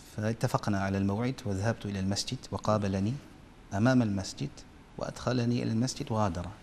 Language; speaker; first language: Arabic; non-native, fluent; German